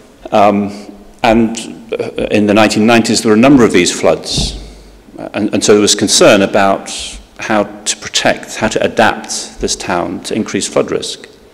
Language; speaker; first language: English; native; English